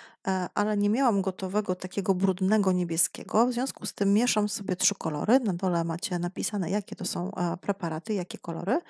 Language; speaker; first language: Polish; native; Polish